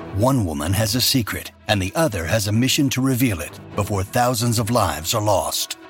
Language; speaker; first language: English; non-native, fluent; Portuguese